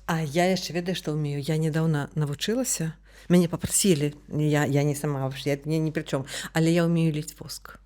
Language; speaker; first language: Belarusian; non-native, local second language; Russian